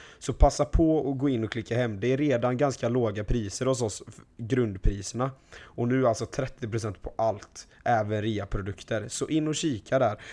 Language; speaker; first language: Swedish; native; Swedish